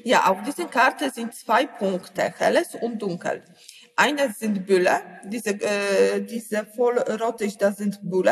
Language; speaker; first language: German; non-native, learner; Polish